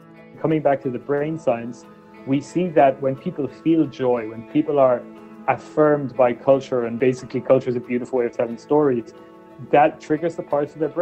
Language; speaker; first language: English; native; English